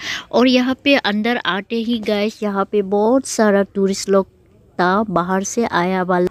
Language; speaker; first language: Hindi; non-native, local second language; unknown